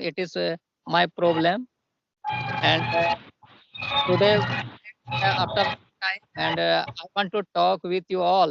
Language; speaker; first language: English; non-native, learner; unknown